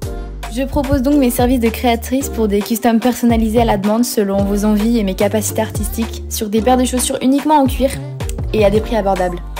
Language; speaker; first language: French; native; French